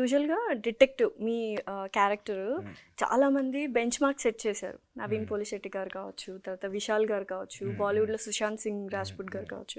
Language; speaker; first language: Telugu; native; Telugu